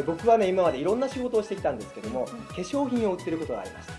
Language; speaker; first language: Japanese; native; Japanese